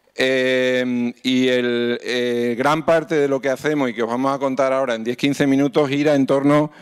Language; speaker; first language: Spanish; native; Spanish